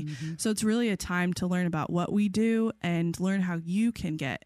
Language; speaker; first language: English; native; English